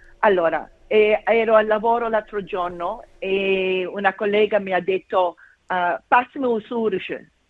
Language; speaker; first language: Italian; early bilingual, heritage; Italian